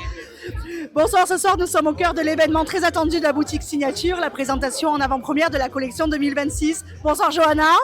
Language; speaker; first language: French; native; French